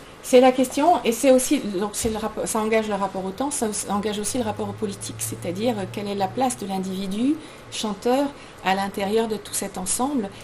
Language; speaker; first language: French; native; French